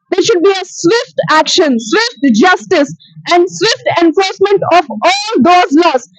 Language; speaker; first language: English; non-native, local second language; Telugu